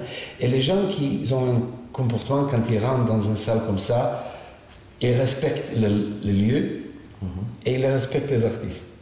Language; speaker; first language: French; non-native, fluent; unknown